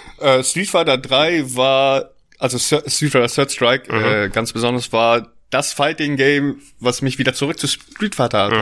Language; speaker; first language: German; native; German